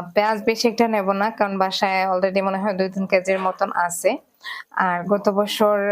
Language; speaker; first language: Bangla; native; Bangla